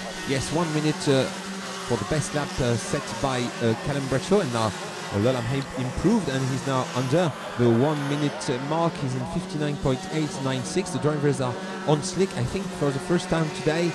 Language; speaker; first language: English; non-native, fluent; French